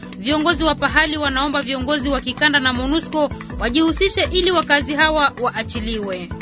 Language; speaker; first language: Swahili; native; Swahili